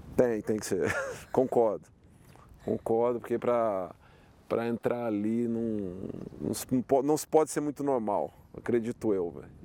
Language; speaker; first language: Portuguese; native; Portuguese